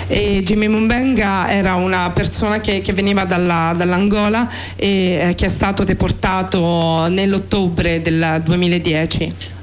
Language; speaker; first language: Italian; native; Italian